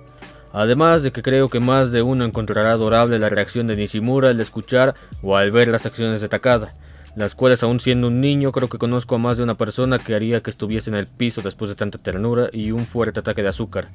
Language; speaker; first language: Spanish; native; Spanish